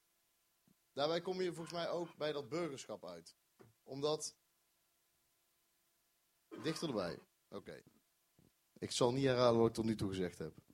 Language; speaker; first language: Dutch; native; Dutch